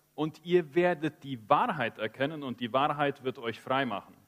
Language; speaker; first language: German; early bilingual, heritage; Spanish